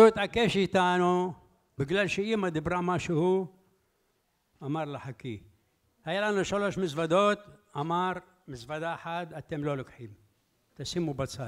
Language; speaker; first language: Hebrew; early bilingual, other home language; Arabic